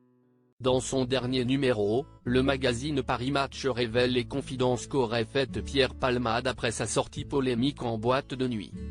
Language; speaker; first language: French; native; French